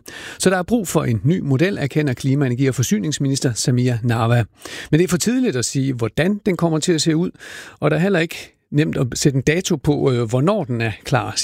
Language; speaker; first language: Danish; native; Danish